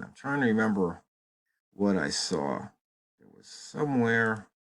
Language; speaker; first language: English; native; English